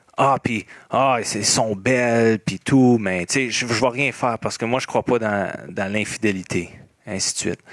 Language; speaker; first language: French; native; French